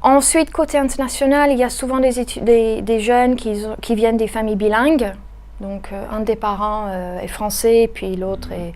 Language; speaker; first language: French; native; French